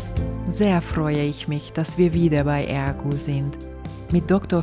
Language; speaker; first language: German; non-native, fluent; Hungarian